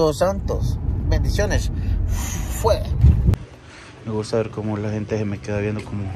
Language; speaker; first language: Spanish; native; Spanish